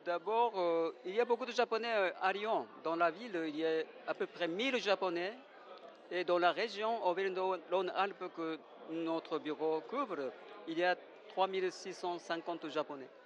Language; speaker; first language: French; non-native, fluent; Japanese